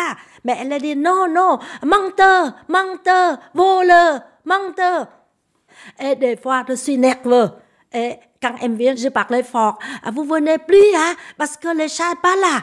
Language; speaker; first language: French; non-native, learner; Vietnamese